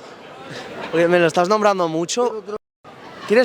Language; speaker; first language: Spanish; native; Spanish